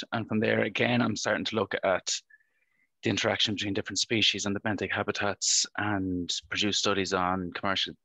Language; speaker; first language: English; native; English